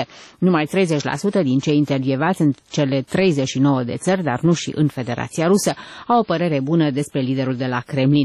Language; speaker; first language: Romanian; native; Romanian